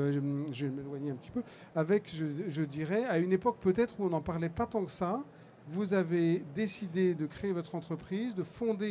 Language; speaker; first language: French; native; French